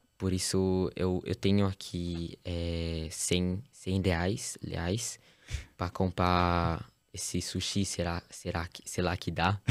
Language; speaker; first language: Portuguese; early bilingual, heritage; Portuguese